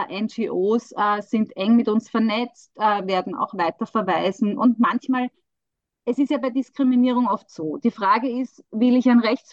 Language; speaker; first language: German; native; German